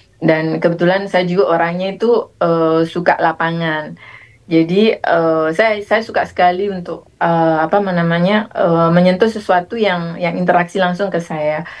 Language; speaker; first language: Indonesian; native; Indonesian